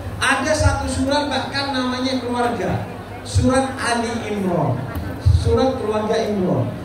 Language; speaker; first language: Indonesian; non-native, local second language; Madurese